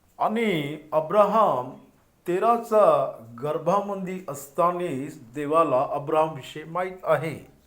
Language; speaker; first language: Marathi; non-native, local second language; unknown